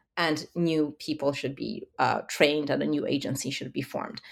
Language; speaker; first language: English; early bilingual, other home language; Polish